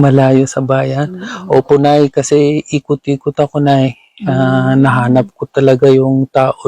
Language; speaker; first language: Filipino; non-native, learner; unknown